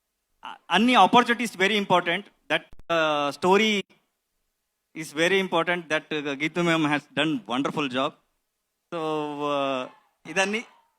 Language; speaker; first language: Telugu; non-native, learner; Kannada